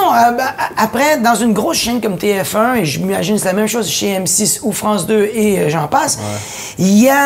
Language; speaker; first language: French; native; French